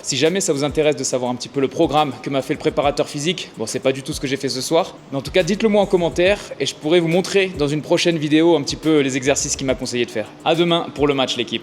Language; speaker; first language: French; native; French